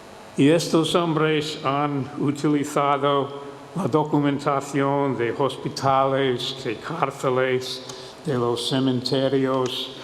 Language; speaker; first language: Spanish; non-native, fluent; English